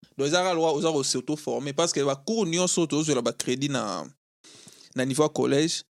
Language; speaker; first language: French; non-native, local second language; Lingala